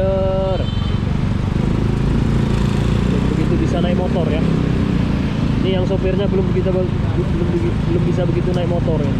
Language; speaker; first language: Indonesian; native; Indonesian